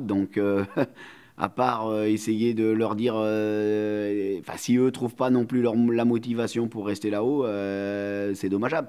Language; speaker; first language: French; native; French